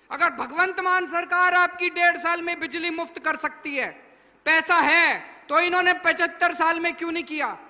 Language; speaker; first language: Hindi; native; Hindi